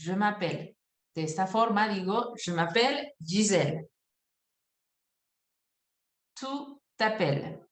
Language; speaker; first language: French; non-native, fluent; Spanish